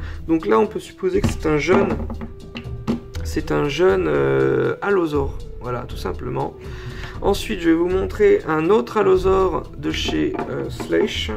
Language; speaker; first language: French; native; French